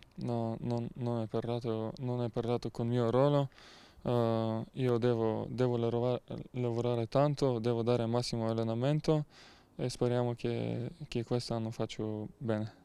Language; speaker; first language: Italian; non-native, learner; Bulgarian